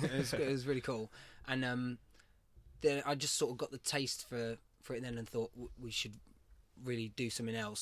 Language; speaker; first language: English; native; English